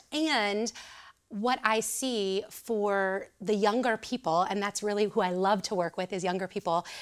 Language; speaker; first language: English; native; English